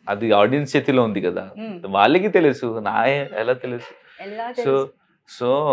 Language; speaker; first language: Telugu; non-native, local second language; Hindi